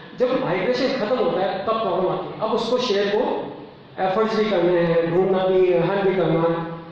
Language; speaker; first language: Hindi; native; Hindi